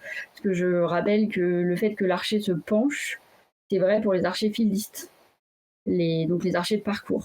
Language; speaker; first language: French; native; French